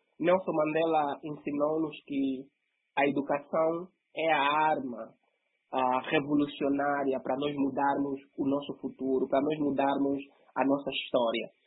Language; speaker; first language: Portuguese; native; Portuguese